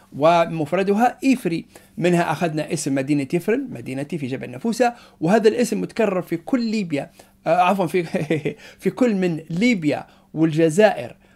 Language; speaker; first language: Arabic; non-native, local second language; Berber languages